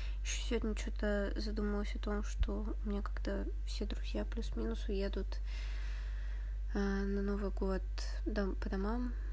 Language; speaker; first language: Russian; native; Russian